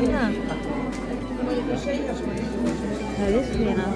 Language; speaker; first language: Swedish; non-native, learner; Japanese